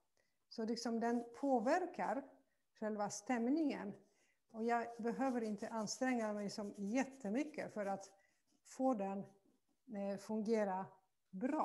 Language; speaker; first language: Swedish; non-native, fluent; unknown